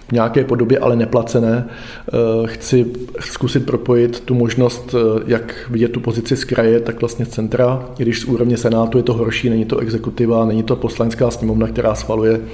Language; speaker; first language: Czech; native; Czech